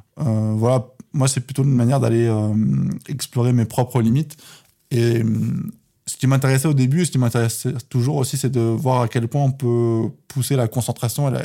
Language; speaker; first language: French; native; French